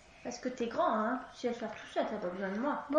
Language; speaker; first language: French; native; French